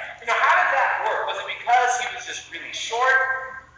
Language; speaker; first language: English; native; English